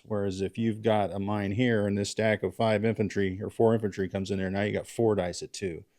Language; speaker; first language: English; native; English